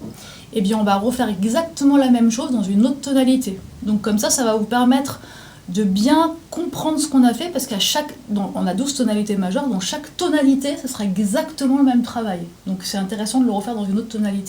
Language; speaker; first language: French; native; French